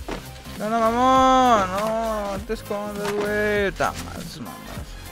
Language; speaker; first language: Spanish; native; Spanish